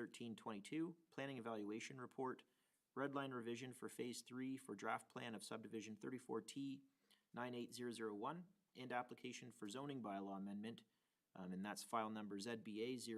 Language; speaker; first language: English; native; English